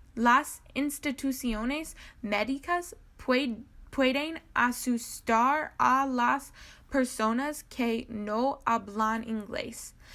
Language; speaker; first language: Spanish; non-native, learner; English